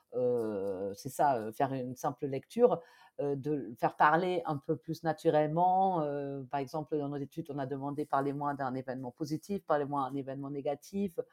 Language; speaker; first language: French; non-native, fluent; German